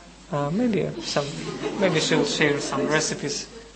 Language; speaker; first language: English; non-native, learner; Russian